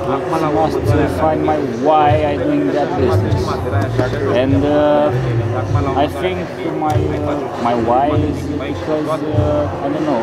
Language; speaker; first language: English; non-native, learner; Romanian